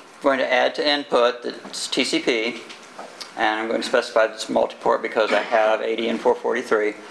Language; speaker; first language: English; native; English